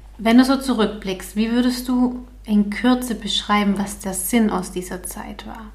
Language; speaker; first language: German; native; German